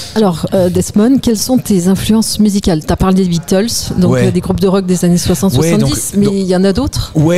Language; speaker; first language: French; native; French